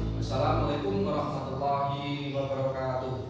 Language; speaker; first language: Indonesian; native; Indonesian